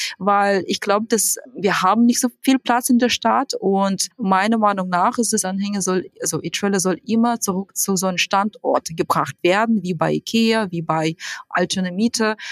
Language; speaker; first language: German; non-native, fluent; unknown